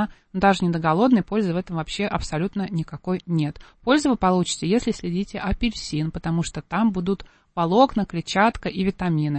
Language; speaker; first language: Russian; native; Russian